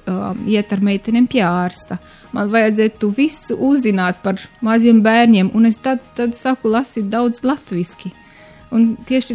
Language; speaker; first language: Latvian; non-native, learner; Romanian